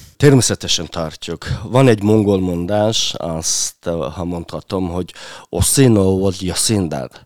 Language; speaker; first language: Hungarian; non-native, fluent; Mongolian